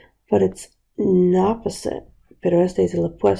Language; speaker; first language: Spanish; non-native, local second language; English